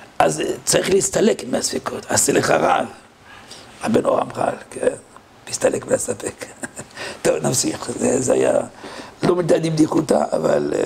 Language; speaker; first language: Hebrew; non-native, fluent; French